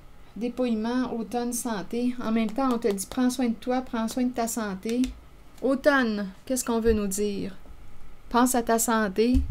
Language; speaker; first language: French; native; French